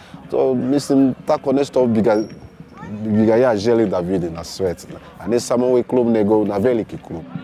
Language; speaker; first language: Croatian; non-native, learner; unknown